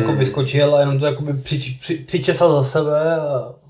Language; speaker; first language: Czech; native; Czech